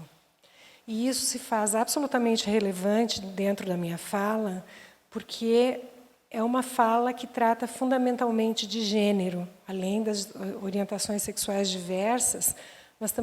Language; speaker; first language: Portuguese; native; Portuguese